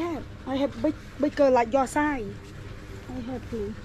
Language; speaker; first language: English; non-native, learner; Khmer